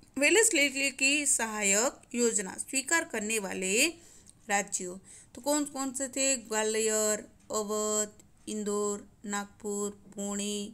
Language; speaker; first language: Hindi; non-native, local second language; Gujarati